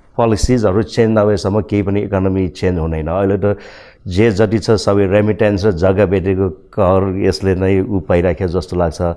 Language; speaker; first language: Nepali; non-native, local second language; Newari